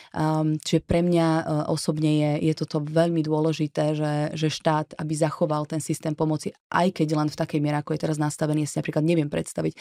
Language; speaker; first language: Slovak; native; Slovak